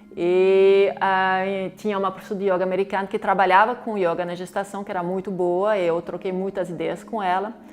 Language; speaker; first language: Portuguese; non-native, fluent; French